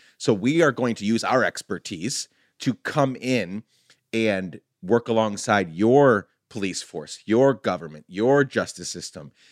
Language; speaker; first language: English; native; English